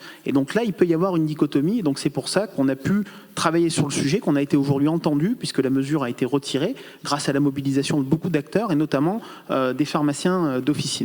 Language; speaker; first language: French; native; French